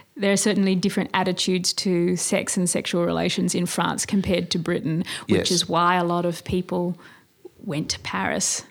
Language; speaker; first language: English; native; English